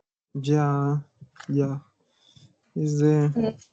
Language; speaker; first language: English; non-native, learner; Spanish